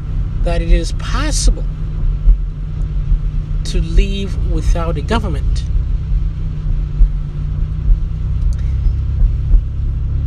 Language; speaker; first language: English; non-native, local second language; Hausa